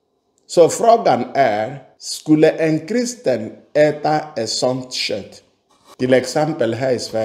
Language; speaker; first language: Swedish; non-native, fluent; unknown